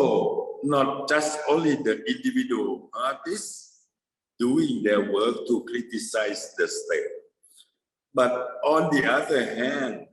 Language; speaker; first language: English; non-native, fluent; Thai